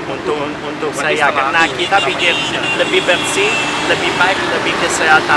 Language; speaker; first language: Indonesian; non-native, learner; Italian